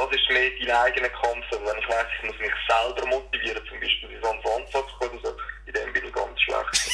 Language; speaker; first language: German; native; German